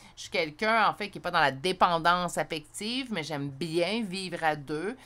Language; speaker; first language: French; native; French